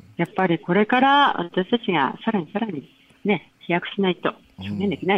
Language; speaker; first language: Japanese; native; Japanese